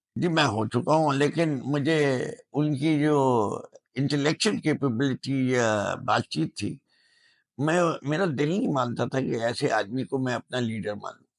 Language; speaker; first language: Urdu; native; Urdu